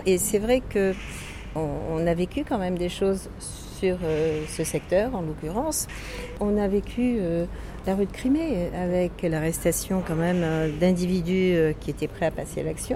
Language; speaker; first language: French; native; French